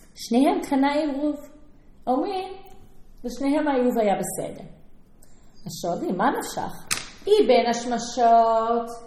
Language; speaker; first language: Hebrew; non-native, fluent; English